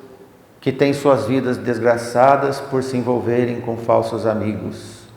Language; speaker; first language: Portuguese; native; Portuguese